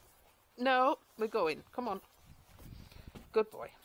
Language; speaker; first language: English; native; English